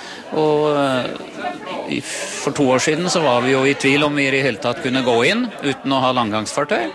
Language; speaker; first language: Norwegian; native; Norwegian